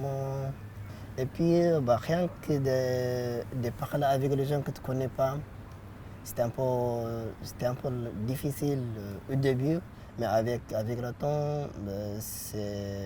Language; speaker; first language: French; non-native, fluent; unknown